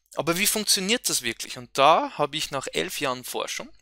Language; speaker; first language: German; native; German